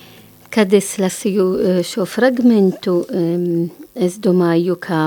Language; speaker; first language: Latvian; non-native, learner; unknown